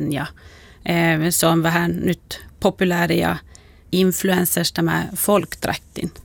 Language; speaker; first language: Finnish; non-native, local second language; Swedish